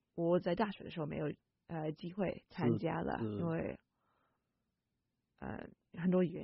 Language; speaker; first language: Chinese; non-native, fluent; English